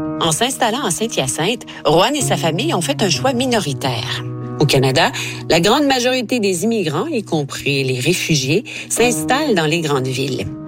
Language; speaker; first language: French; native; French